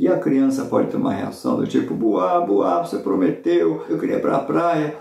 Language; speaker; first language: Portuguese; native; Portuguese